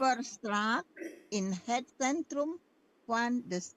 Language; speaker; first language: Dutch; non-native, learner; Indonesian